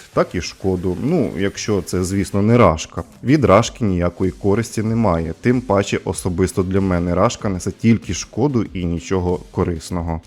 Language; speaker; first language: Ukrainian; non-native, local second language; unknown